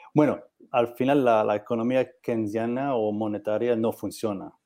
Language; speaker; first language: Spanish; non-native, learner; English